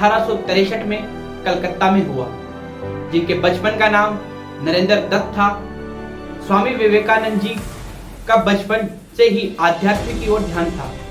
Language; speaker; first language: Hindi; native; Hindi